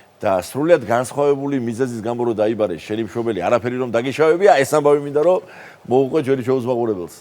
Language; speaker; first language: Georgian; native; Georgian